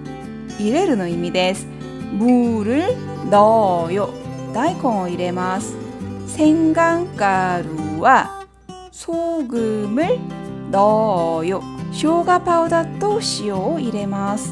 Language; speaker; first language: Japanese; non-native, fluent; Korean